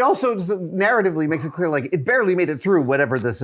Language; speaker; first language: English; native; English